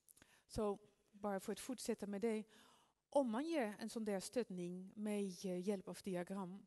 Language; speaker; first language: Swedish; non-native, fluent; Dutch